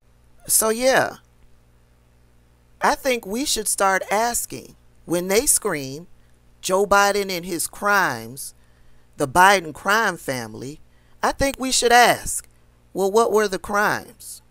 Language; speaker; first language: English; native; English